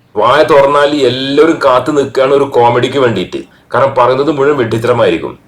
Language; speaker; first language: Malayalam; native; Malayalam